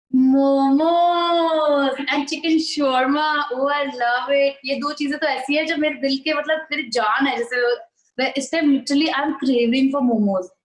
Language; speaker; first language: Hindi; native; Hindi